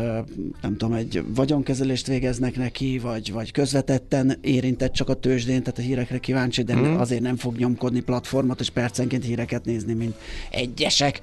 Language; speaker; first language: Hungarian; native; Hungarian